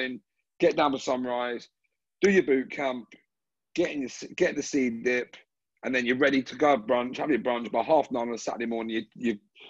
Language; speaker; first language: English; native; English